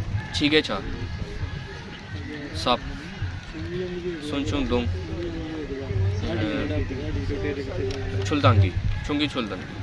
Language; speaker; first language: Korean; non-native, learner; Punjabi